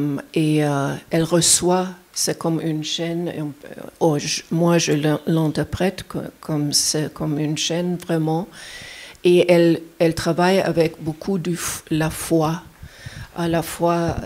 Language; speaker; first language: French; non-native, fluent; German